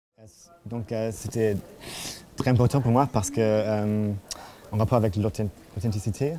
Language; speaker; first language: French; non-native, fluent; German